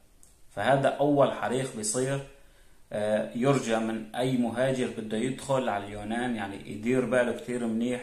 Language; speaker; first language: Arabic; native; Arabic